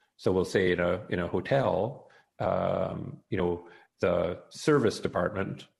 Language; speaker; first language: English; native; English